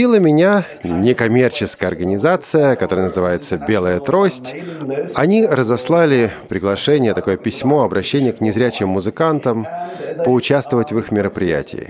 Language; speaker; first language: Russian; non-native, fluent; German